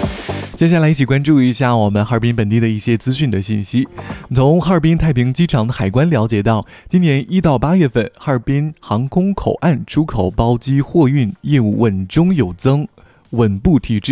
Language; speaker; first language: Chinese; native; Chinese